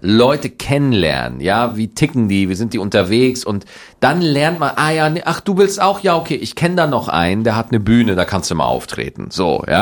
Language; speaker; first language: German; native; German